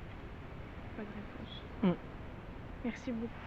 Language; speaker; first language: French; native; French